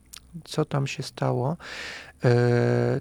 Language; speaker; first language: Polish; non-native, fluent; Russian